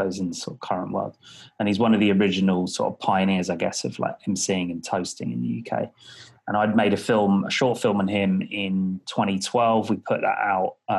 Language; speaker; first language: English; native; English